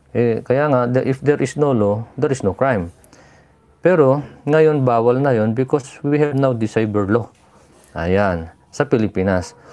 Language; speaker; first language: Filipino; non-native, local second language; Iloko